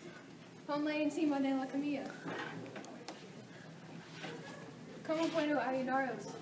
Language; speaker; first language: Spanish; non-native, learner; English